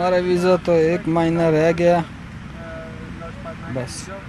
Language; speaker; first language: Hindi; non-native, learner; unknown